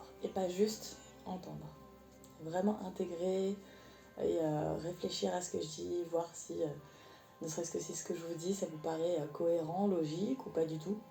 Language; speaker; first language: French; native; French